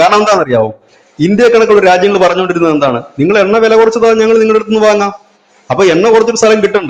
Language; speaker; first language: Malayalam; native; Malayalam